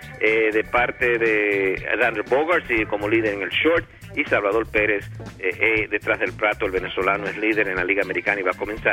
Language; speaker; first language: Spanish; native; Spanish